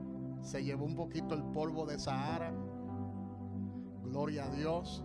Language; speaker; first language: Spanish; native; Spanish